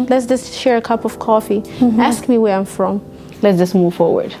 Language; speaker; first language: English; non-native, fluent; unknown